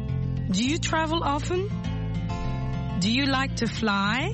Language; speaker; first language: English; non-native, fluent; French